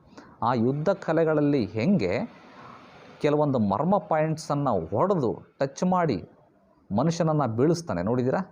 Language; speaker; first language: Kannada; native; Kannada